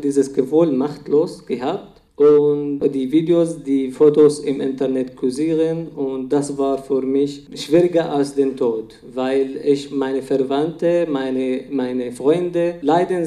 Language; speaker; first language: German; non-native, fluent; Arabic